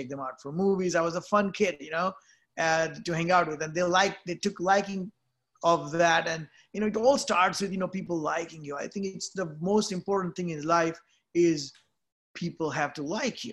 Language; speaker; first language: English; non-native, local second language; Gujarati